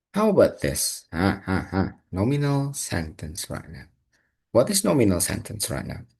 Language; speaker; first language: English; non-native, fluent; Indonesian